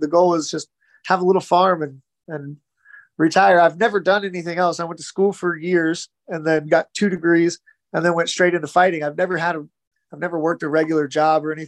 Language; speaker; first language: English; native; English